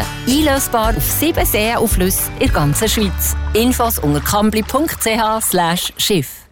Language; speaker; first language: German; native; German